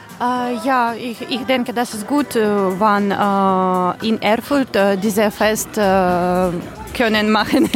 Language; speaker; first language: German; non-native, learner; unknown